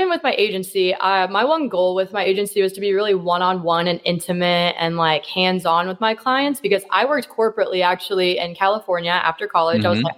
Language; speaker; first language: English; native; English